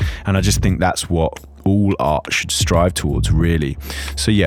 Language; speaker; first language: English; native; English